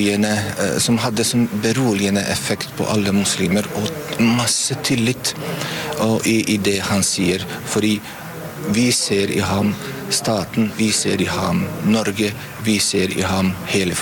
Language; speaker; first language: Norwegian; non-native, fluent; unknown